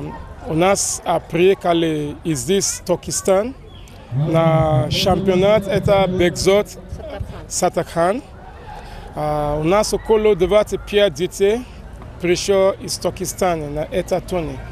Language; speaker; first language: Russian; non-native, learner; Kazakh